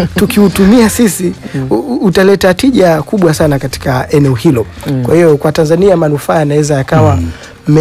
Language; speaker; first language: Swahili; native; Swahili